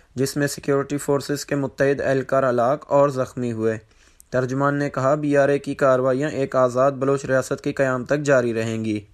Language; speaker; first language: Urdu; non-native, local second language; Baluchi